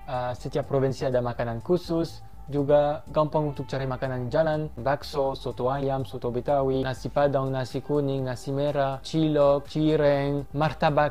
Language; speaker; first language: Indonesian; non-native, fluent; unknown